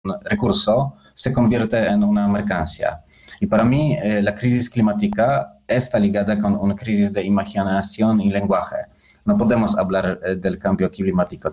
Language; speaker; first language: Spanish; non-native, fluent; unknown